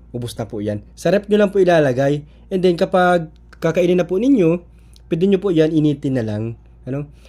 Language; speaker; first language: Filipino; native; Filipino